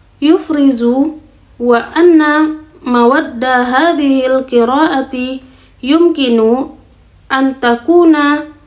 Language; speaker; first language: Arabic; non-native, learner; Indonesian